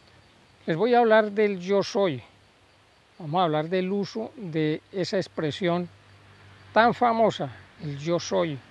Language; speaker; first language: Spanish; native; Spanish